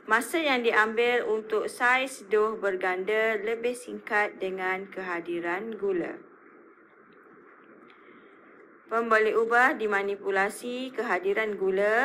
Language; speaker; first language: Malay; native; Malay